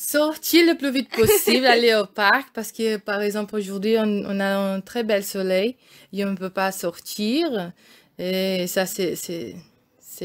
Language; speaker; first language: French; non-native, learner; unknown